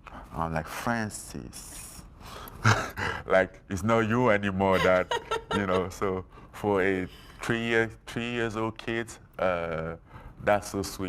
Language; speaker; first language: English; non-native, fluent; French